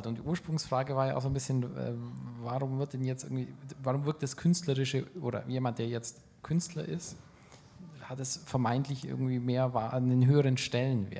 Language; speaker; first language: German; native; German